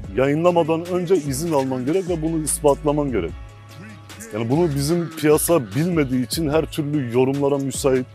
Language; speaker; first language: Turkish; early bilingual, heritage; Turkish